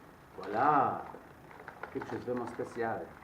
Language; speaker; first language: French; non-native, fluent; English